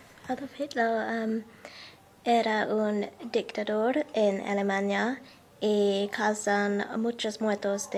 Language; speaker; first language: Spanish; non-native, learner; English